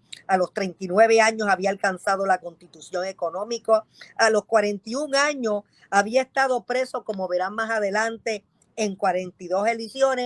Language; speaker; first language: Spanish; native; Spanish